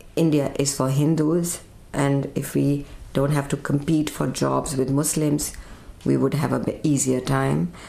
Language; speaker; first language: English; non-native, local second language; Urdu